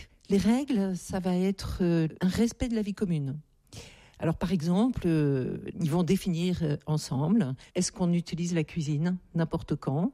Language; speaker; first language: French; native; French